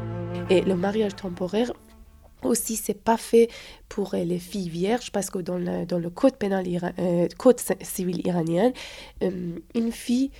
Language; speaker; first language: French; non-native, fluent; Persian